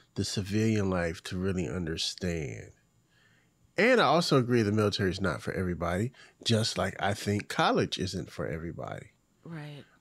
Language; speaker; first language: English; native; English